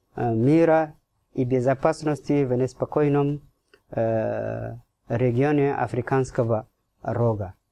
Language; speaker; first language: Russian; non-native, fluent; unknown